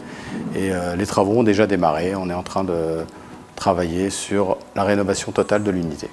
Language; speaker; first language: French; early bilingual, other home language; Arabic